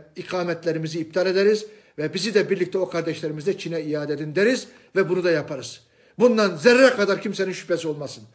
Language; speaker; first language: Turkish; non-native, fluent; Chinese